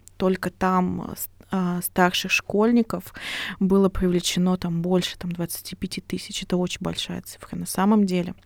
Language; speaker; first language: Russian; native; Russian